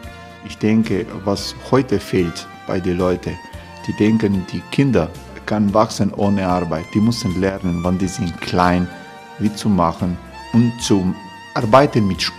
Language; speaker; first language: German; non-native, fluent; Croatian